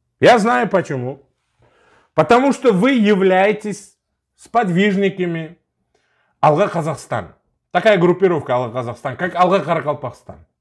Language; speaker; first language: Russian; non-native, local second language; Uzbek